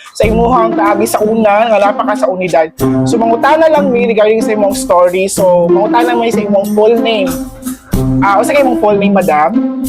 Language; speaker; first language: Cebuano; native; Cebuano